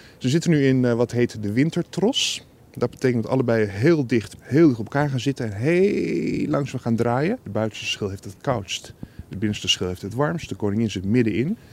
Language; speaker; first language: Dutch; native; Dutch